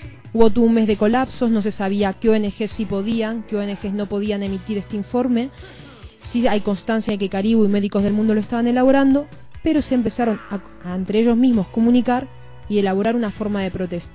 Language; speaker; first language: Spanish; native; Spanish